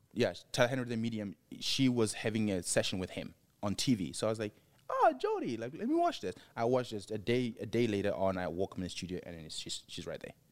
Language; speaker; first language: English; non-native, local second language; Tswana